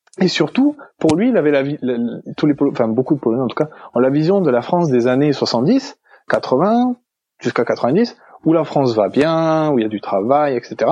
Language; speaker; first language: French; native; French